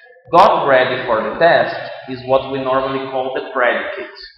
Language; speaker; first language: English; non-native, fluent; Portuguese